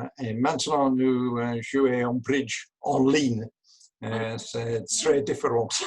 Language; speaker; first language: French; non-native, learner; English